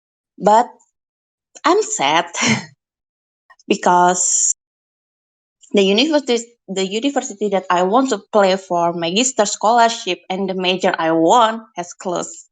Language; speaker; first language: English; non-native, learner; Indonesian